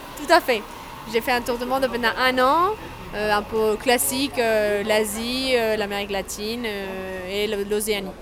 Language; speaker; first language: French; non-native, fluent; Spanish